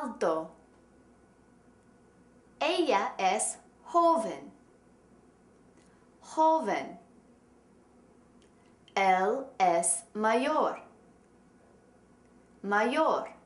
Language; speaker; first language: Spanish; non-native, fluent; English